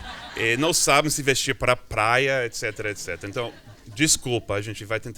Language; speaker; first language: Portuguese; non-native, fluent; English